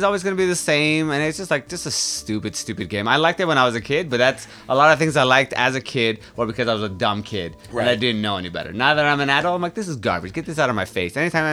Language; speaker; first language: English; non-native, fluent; Persian